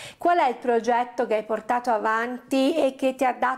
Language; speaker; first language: Italian; native; Italian